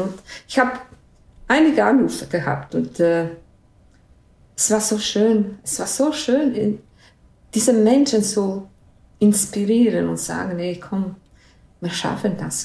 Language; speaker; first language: German; non-native, fluent; Bosnian